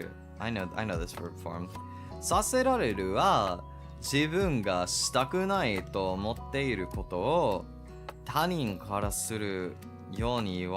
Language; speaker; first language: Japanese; non-native, learner; English